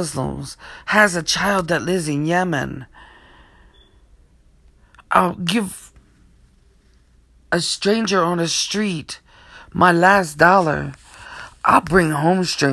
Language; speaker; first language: English; native; English